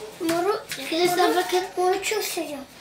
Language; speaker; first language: Turkish; early bilingual, heritage; Turkish